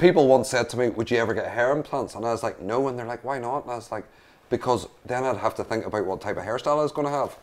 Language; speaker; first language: English; native; English